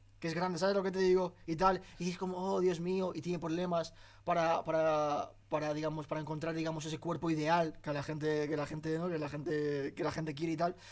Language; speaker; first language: Spanish; early bilingual, other home language; Arabic